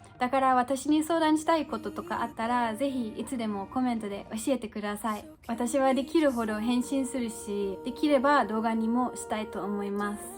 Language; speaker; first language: Japanese; non-native, fluent; German